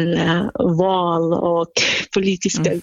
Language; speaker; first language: Swedish; non-native, fluent; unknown